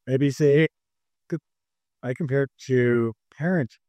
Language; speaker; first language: English; native; English